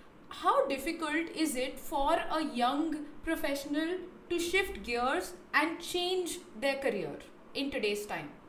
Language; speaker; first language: English; non-native, local second language; Hindi